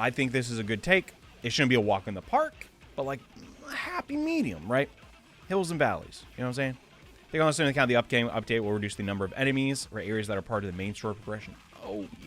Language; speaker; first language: English; native; English